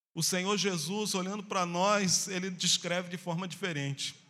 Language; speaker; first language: Portuguese; native; Portuguese